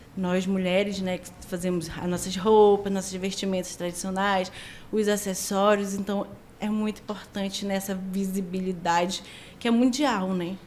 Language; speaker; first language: Portuguese; native; Portuguese